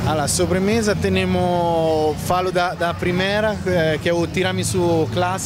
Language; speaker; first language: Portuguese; non-native, learner; Italian